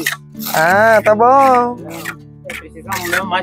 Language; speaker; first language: Portuguese; non-native, learner; Vietnamese